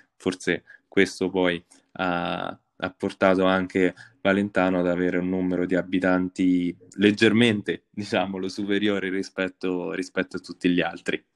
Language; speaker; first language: Italian; native; Italian